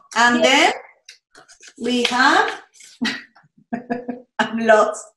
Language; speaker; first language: English; non-native, learner; Spanish